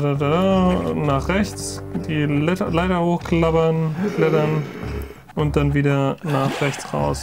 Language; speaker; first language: German; native; German